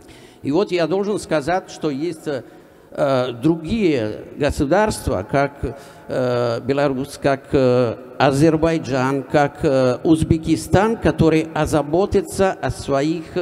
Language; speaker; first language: Russian; non-native, fluent; Italian